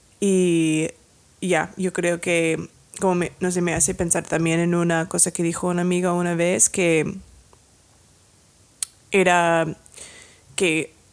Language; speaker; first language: Spanish; non-native, fluent; English